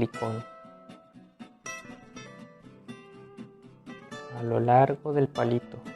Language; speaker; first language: Spanish; native; Spanish